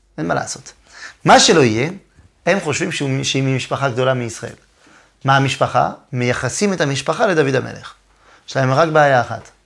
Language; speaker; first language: Hebrew; non-native, fluent; French